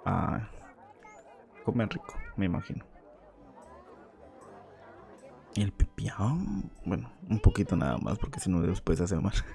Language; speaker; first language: Spanish; native; Spanish